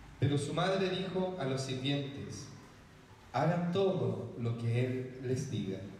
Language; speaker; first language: Spanish; native; Spanish